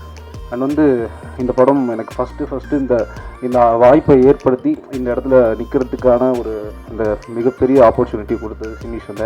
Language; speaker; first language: Tamil; native; Tamil